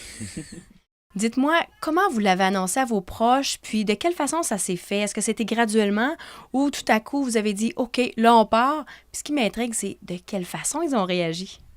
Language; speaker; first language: French; native; French